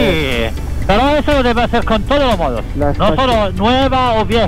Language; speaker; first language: Spanish; non-native, learner; Italian